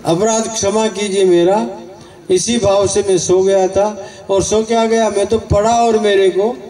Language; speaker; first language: Hindi; non-native, local second language; Gujarati